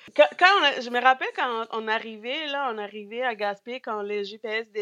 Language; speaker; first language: French; non-native, fluent; Spanish